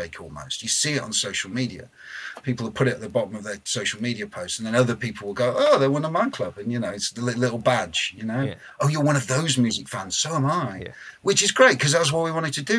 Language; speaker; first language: English; native; English